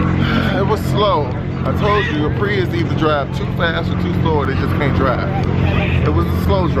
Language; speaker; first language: English; native; English